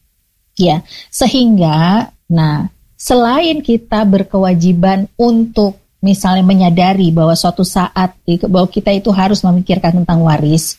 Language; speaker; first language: Indonesian; native; Indonesian